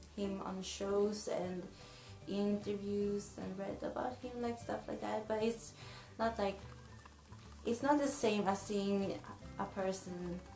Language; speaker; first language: English; non-native, fluent; Swedish